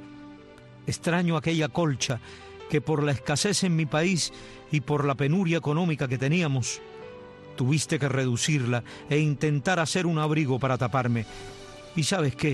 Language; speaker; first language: Spanish; native; Spanish